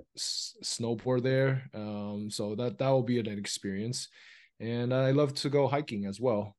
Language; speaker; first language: English; early bilingual, other home language; Chinese